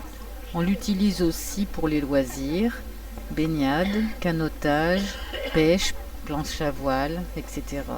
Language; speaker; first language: French; native; French